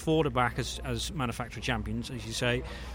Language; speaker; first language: English; native; English